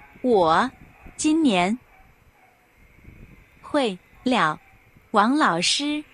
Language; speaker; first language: Chinese; non-native, learner; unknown